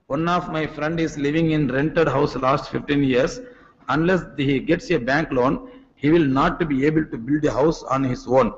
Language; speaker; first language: English; non-native, local second language; Tamil